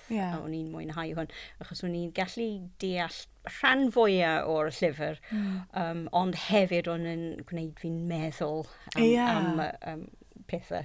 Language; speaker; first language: Welsh; non-native, local second language; English